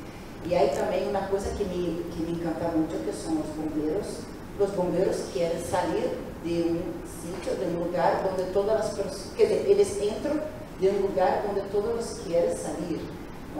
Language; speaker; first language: Spanish; non-native, learner; Portuguese